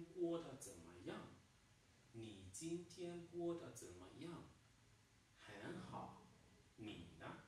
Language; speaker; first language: Chinese; non-native, fluent; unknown